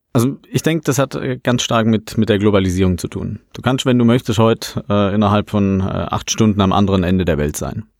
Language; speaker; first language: German; native; German